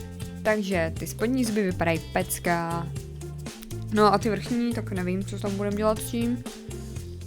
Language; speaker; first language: Czech; native; Czech